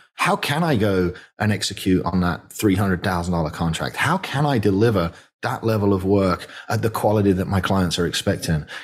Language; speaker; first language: English; native; English